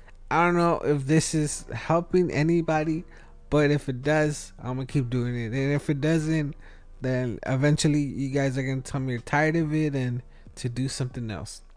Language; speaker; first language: English; early bilingual, other home language; Spanish